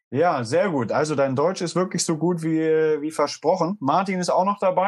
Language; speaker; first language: German; native; German